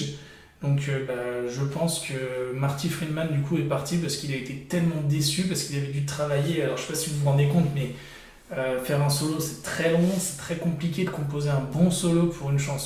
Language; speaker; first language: French; native; French